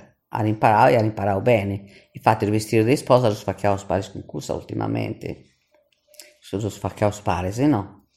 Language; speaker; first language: Italian; non-native, local second language; Sardinian